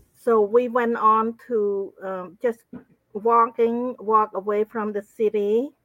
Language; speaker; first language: English; non-native, fluent; Khmer